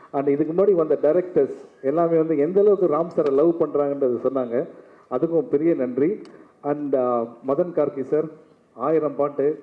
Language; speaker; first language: Tamil; native; Tamil